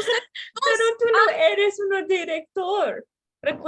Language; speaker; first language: Spanish; non-native, learner; English